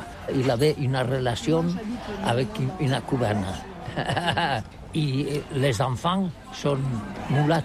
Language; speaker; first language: French; non-native, learner; Catalan